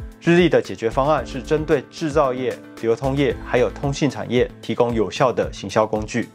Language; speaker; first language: Chinese; native; Chinese